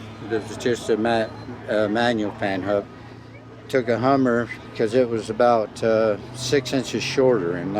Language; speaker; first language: English; native; English